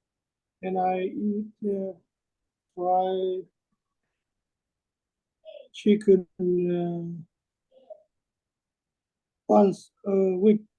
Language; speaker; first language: English; non-native, learner; Vietnamese